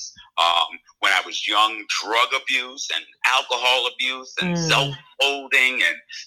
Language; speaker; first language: English; native; English